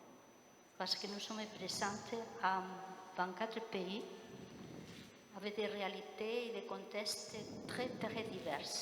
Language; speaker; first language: French; non-native, fluent; Spanish